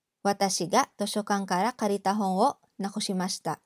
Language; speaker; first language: Japanese; non-native, fluent; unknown